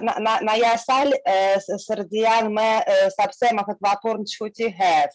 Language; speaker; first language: Hindi; non-native, learner; Russian